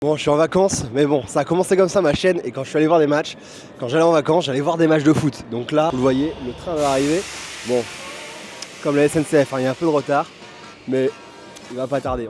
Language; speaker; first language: French; native; French